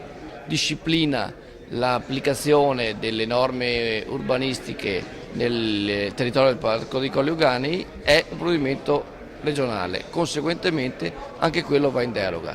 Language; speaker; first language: Italian; native; Italian